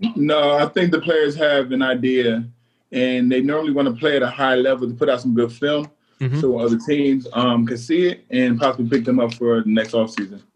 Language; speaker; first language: English; native; English